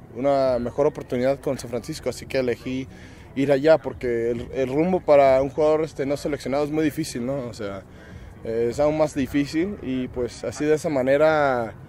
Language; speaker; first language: Spanish; early bilingual, other home language; English